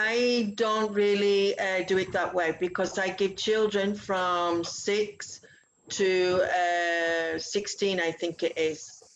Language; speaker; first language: English; non-native, fluent; Spanish